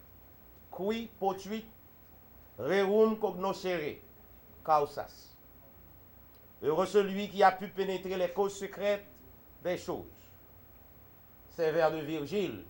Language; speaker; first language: French; non-native, local second language; Haitian Creole